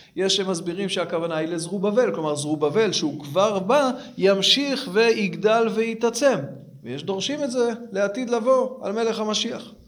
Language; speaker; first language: Hebrew; native; Hebrew